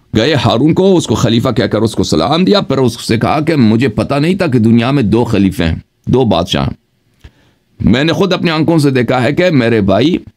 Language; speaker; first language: Urdu; non-native, fluent; Persian